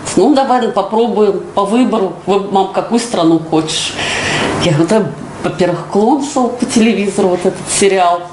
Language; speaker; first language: Russian; native; Russian